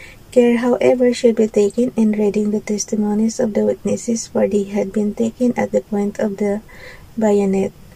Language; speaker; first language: English; non-native, local second language; Filipino